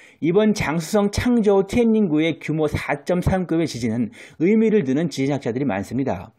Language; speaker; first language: Korean; native; Korean